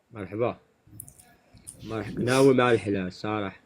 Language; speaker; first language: Arabic; native; Arabic